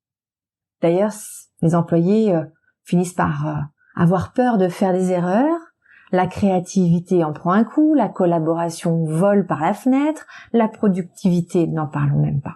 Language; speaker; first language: French; native; French